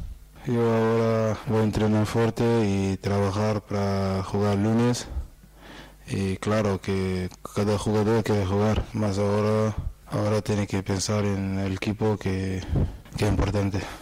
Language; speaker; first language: Spanish; non-native, learner; Portuguese